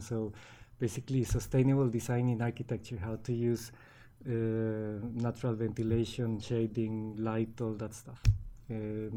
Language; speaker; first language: English; non-native, fluent; Spanish